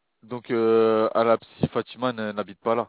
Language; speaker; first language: French; native; French